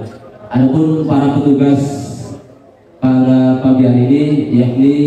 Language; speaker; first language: Indonesian; native; Indonesian